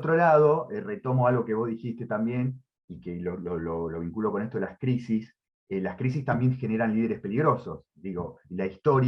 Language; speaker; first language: Spanish; native; Spanish